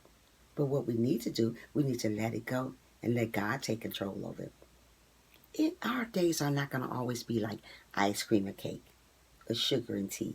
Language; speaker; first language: English; native; English